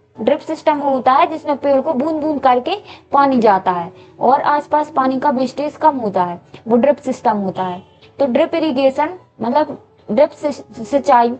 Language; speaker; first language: Hindi; native; Hindi